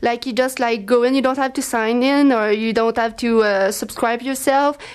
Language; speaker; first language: English; non-native, fluent; French